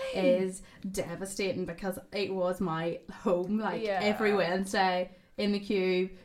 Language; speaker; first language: English; native; English